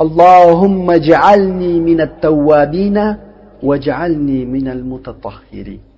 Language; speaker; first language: Russian; non-native, learner; Uzbek